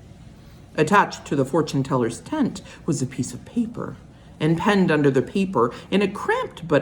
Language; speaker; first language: English; native; English